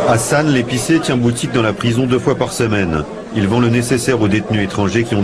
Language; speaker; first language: French; native; French